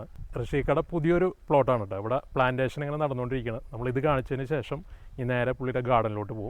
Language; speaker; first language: Malayalam; native; Malayalam